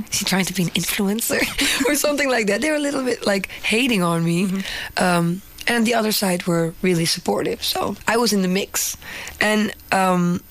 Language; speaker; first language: English; non-native, fluent; Dutch